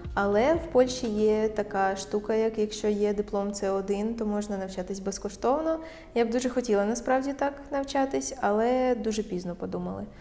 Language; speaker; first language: Ukrainian; native; Ukrainian